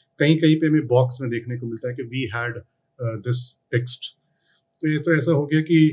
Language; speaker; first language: Hindi; non-native, local second language; Tamil